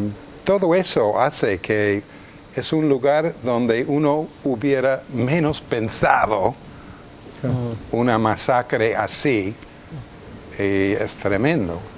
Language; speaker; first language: Spanish; non-native, fluent; English